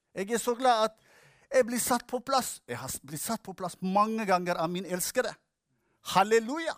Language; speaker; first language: Norwegian; non-native, fluent; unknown